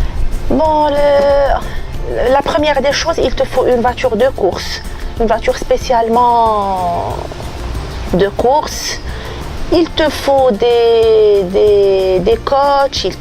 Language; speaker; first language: French; non-native, local second language; Arabic